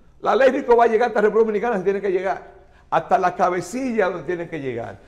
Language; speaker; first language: Spanish; native; Spanish